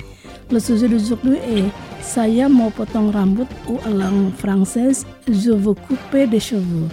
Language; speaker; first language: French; non-native, fluent; Indonesian